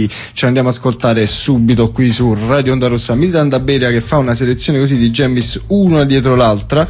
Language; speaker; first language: Italian; native; Italian